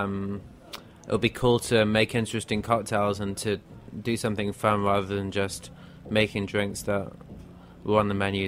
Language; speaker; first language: English; native; English